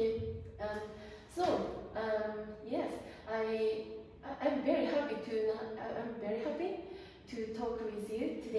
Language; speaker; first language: English; non-native, learner; Japanese